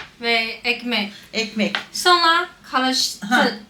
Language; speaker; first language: Turkish; non-native, learner; Chinese